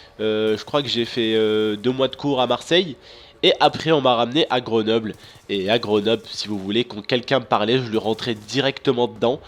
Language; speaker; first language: French; early bilingual, other home language; Arabic